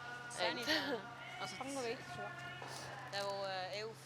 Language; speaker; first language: German; native; German